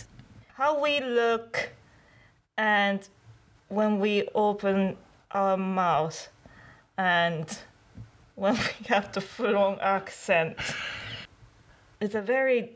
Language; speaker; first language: English; non-native, learner; Japanese